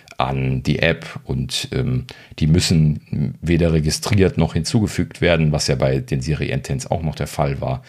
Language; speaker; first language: German; native; German